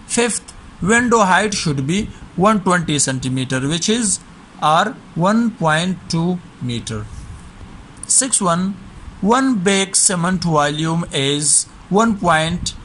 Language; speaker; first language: English; non-native, local second language; Urdu